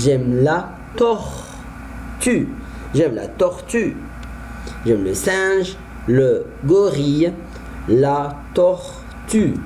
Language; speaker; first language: French; non-native, fluent; Arabic